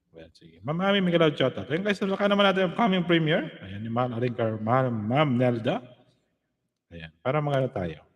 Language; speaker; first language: Filipino; non-native, local second language; Hiligaynon